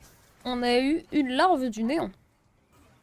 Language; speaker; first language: French; native; French